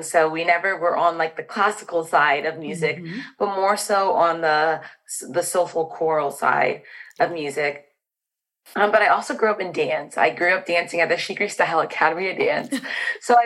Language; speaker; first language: English; native; English